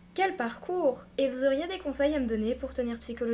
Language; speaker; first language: French; native; French